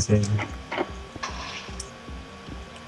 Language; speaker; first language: Spanish; native; Spanish